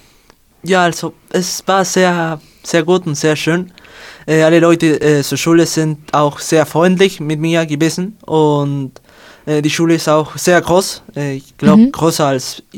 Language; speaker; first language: German; non-native, learner; Spanish